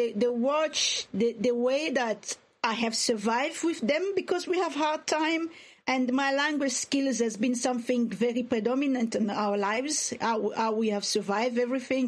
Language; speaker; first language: English; non-native, fluent; Swahili